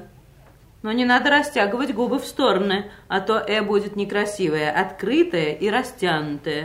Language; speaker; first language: Russian; native; Russian